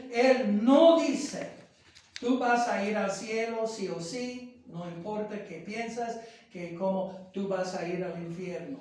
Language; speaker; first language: Spanish; non-native, fluent; English